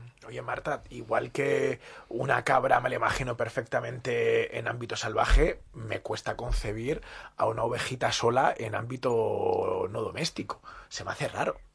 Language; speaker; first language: Spanish; native; Spanish